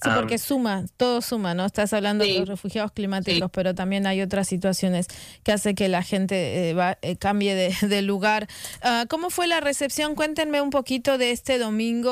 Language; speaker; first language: Spanish; native; Spanish